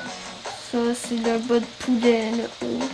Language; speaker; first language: French; native; French